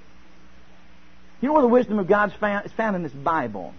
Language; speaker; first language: English; native; English